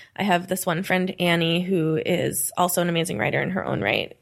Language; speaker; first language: English; native; English